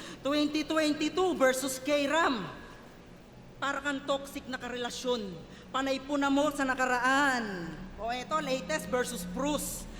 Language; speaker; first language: Filipino; native; Filipino